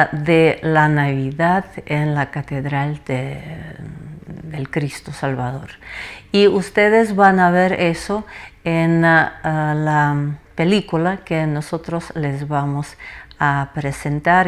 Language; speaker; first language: Spanish; non-native, fluent; Russian